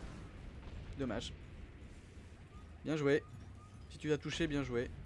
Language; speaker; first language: French; native; French